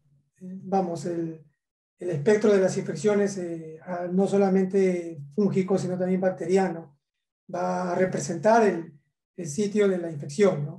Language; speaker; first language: Spanish; native; Spanish